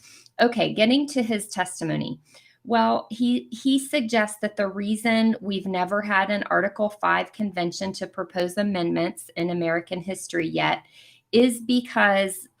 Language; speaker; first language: English; native; English